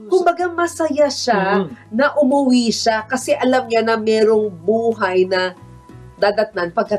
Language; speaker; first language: Filipino; native; Filipino